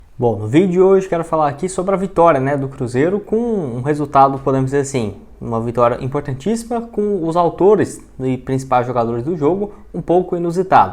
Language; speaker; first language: Portuguese; native; Portuguese